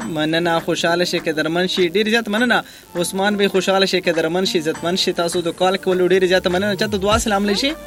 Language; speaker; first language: Pashto; non-native, local second language; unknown